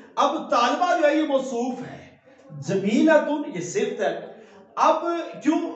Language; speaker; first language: Urdu; non-native, local second language; Punjabi